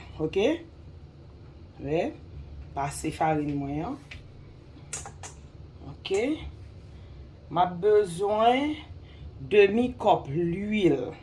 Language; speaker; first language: French; non-native, local second language; Haitian Creole